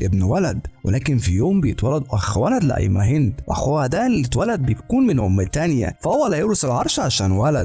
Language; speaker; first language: Arabic; native; Arabic